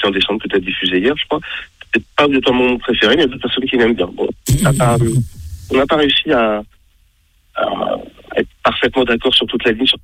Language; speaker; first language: French; native; French